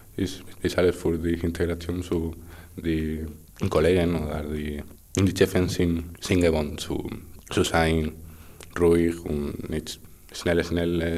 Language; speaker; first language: German; non-native, learner; Spanish